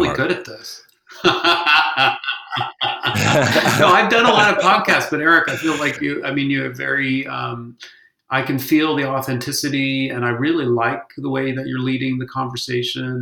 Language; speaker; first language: English; native; English